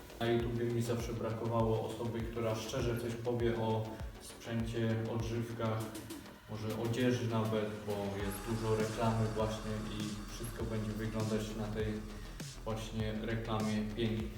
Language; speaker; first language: Polish; native; Polish